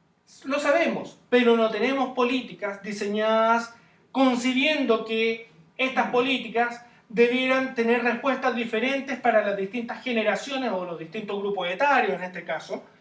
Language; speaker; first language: Spanish; native; Spanish